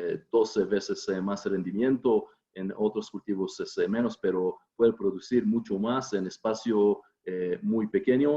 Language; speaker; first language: Spanish; non-native, fluent; Hebrew